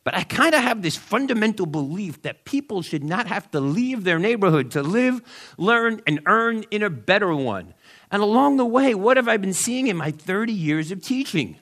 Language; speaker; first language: English; native; English